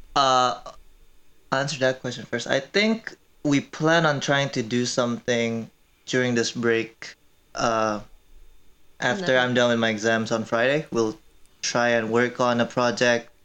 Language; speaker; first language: English; early bilingual, other home language; Korean